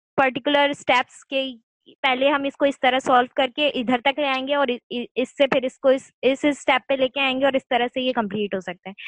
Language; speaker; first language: Urdu; native; Urdu